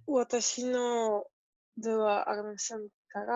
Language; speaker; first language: Japanese; non-native, learner; English